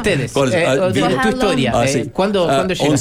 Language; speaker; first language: Spanish; native; Spanish